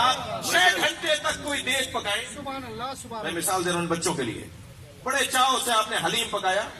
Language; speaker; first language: Urdu; native; Urdu